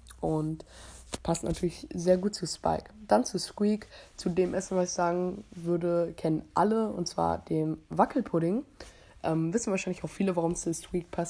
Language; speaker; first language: German; native; German